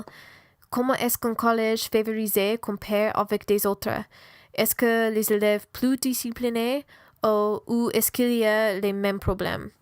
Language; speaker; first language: French; non-native, learner; English